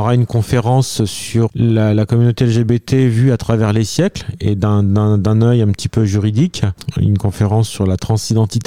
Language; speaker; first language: French; native; French